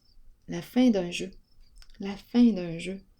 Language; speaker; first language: French; native; French